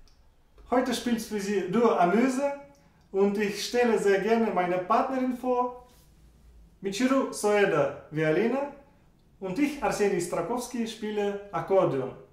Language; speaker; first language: German; non-native, fluent; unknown